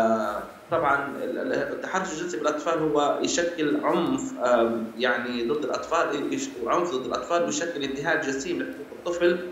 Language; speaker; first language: Arabic; native; Arabic